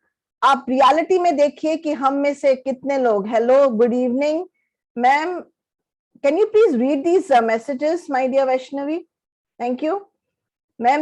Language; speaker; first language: Hindi; native; Hindi